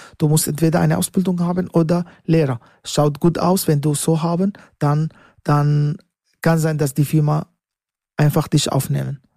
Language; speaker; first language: German; non-native, learner; Arabic